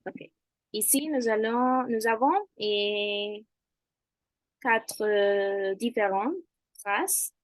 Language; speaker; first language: French; non-native, fluent; Spanish